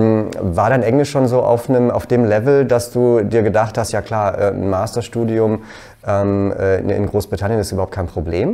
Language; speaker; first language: German; native; German